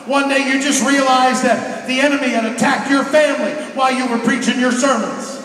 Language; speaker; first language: English; native; English